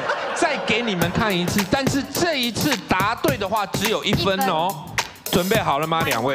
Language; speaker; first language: Chinese; native; Chinese